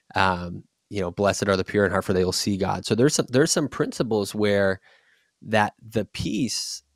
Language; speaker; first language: English; native; English